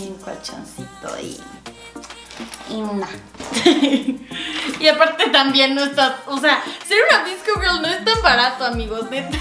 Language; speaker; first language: Spanish; native; Spanish